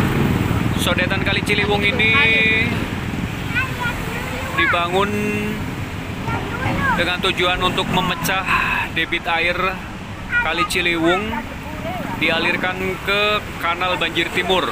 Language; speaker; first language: Indonesian; non-native, local second language; Javanese